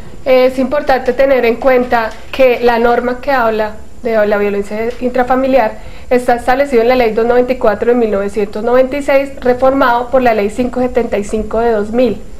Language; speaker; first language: Spanish; native; Spanish